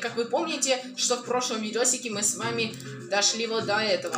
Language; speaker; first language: Russian; native; Russian